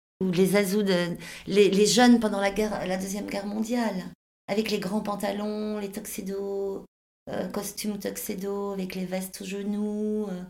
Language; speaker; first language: French; native; French